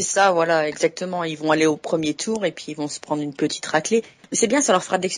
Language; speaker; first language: French; native; French